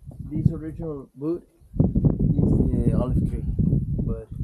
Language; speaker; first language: English; non-native, learner; Spanish